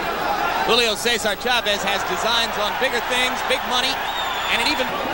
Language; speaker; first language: English; native; English